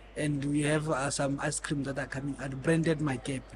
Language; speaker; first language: English; non-native, local second language; Tswana